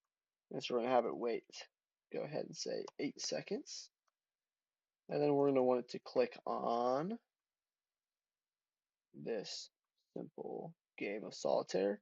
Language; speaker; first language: English; native; English